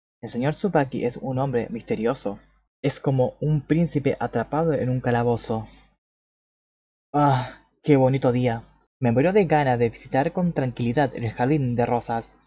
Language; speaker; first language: Spanish; native; Spanish